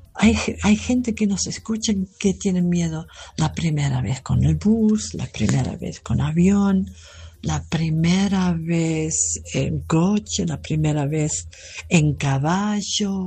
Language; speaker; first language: Spanish; non-native, fluent; German